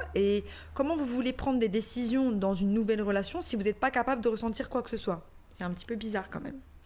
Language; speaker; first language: French; native; French